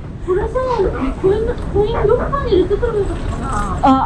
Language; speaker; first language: Japanese; native; Japanese